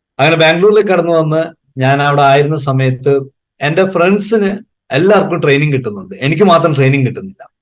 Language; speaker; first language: Malayalam; native; Malayalam